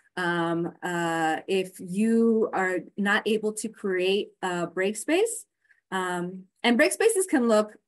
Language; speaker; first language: English; native; English